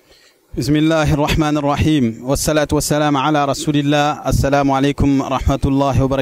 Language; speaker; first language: Arabic; non-native, learner; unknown